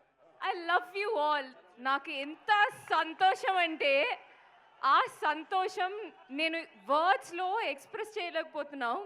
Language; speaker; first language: Telugu; non-native, fluent; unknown